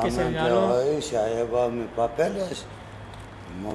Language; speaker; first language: Spanish; non-native, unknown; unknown